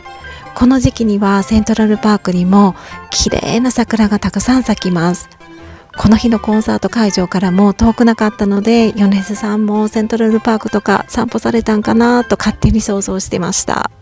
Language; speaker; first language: Japanese; native; Japanese